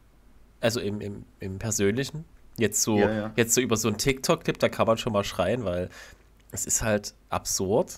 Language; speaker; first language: German; native; German